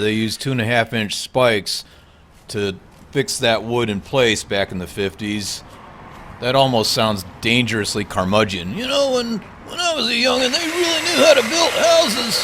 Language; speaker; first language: English; native; English